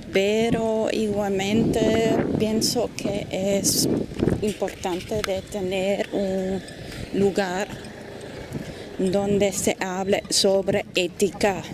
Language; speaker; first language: Spanish; non-native, fluent; German